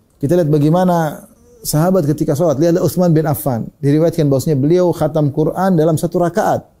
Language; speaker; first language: Malay; native; Malay